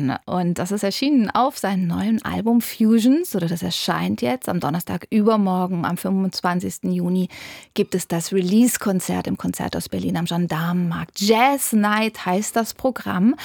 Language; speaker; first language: German; native; German